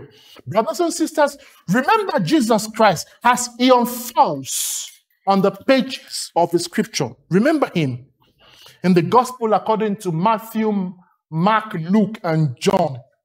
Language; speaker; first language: English; non-native, local second language; Yoruba